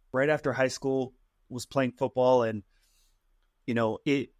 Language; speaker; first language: English; native; English